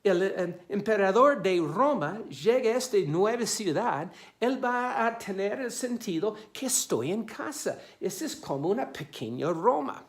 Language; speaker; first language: Spanish; non-native, fluent; English